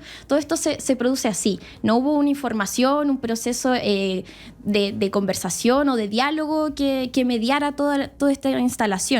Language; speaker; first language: Spanish; native; Spanish